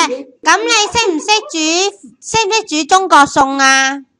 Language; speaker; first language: Cantonese; native; Cantonese